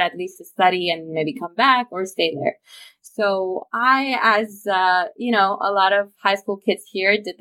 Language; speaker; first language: English; non-native, fluent; Romanian